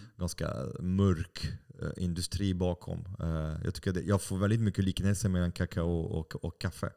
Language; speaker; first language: Swedish; non-native, fluent; French